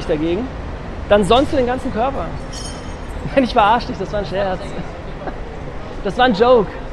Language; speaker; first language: German; native; German